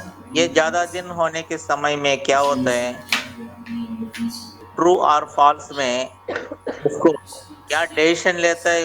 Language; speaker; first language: Hindi; non-native, local second language; Telugu